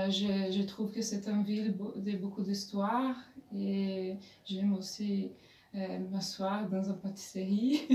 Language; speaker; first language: French; non-native, fluent; Portuguese